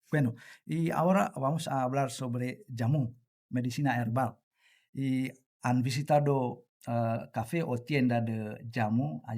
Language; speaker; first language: Spanish; non-native, learner; Indonesian